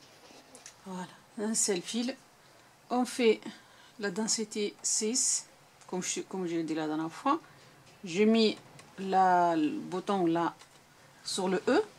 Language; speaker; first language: French; non-native, local second language; Arabic